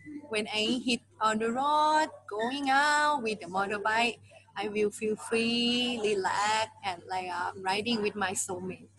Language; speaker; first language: English; non-native, learner; Thai